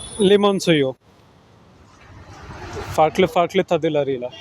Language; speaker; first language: Turkish; non-native, fluent; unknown